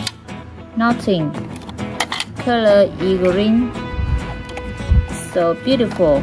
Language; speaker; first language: English; non-native, learner; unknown